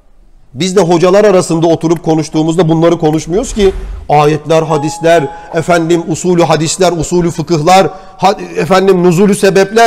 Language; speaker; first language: Turkish; native; Turkish